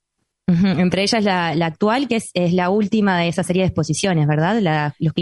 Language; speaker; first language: Spanish; native; Spanish